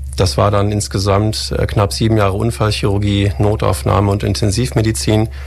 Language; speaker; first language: German; native; German